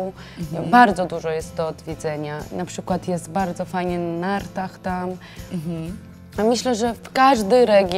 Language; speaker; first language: Polish; non-native, learner; Georgian